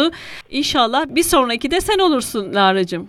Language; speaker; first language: Turkish; native; Turkish